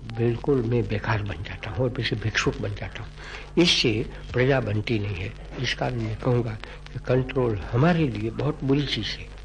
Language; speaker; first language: Hindi; non-native, local second language; Gujarati